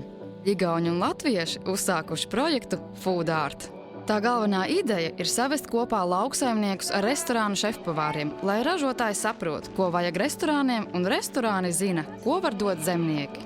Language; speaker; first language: Latvian; native; Latvian